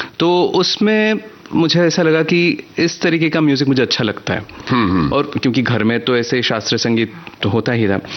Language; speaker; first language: Hindi; non-native, local second language; Bangla